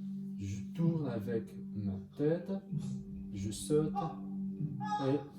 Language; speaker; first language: French; non-native, learner; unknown